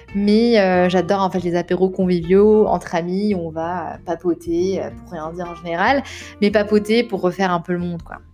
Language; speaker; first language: French; non-native, local second language; Arabic